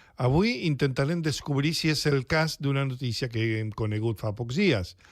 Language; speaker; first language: Catalan; native; Catalan